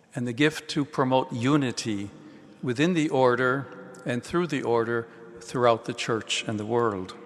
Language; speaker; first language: English; native; English